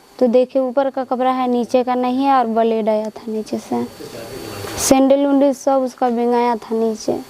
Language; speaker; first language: Hindi; native; Hindi